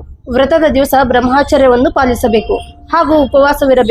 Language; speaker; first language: Kannada; native; Kannada